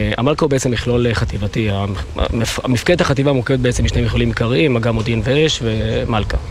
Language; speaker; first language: Hebrew; native; Hebrew